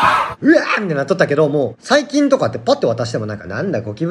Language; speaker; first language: Japanese; native; Japanese